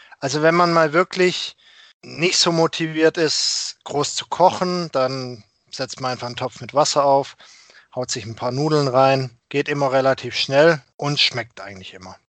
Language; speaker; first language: German; native; German